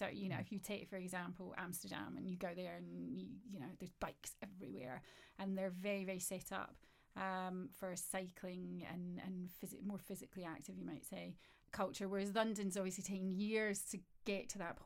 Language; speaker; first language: English; native; English